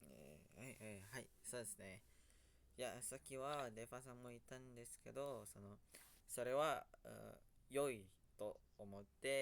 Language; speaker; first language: Japanese; non-native, learner; Indonesian